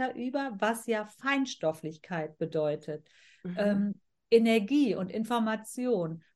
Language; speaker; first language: German; native; German